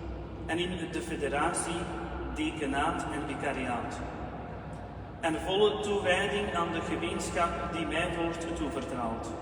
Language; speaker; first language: Dutch; non-native, fluent; Urdu